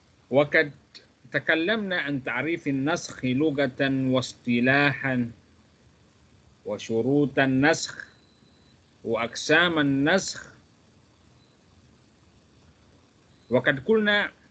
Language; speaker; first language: Arabic; non-native, fluent; Malay